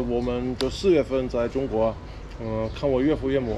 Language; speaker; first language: Chinese; non-native, fluent; English